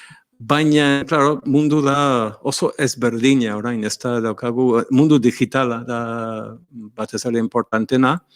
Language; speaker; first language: Basque; non-native, learner; English